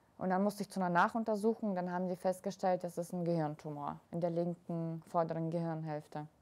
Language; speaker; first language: German; early bilingual, other home language; Russian